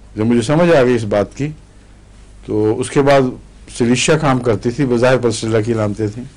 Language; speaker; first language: Urdu; native; Urdu